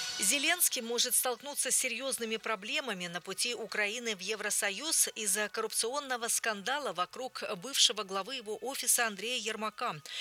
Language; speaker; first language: Russian; native; Russian